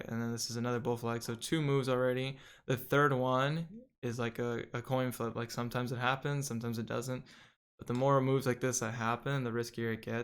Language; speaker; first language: English; native; English